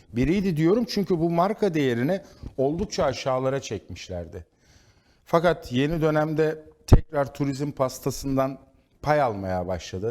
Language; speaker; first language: Turkish; native; Turkish